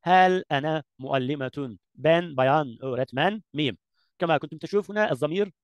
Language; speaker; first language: Arabic; non-native, learner; Turkish